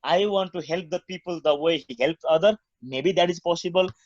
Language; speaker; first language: English; non-native, local second language; Nepali